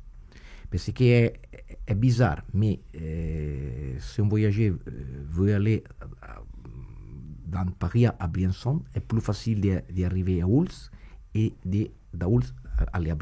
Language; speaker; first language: French; non-native, fluent; Italian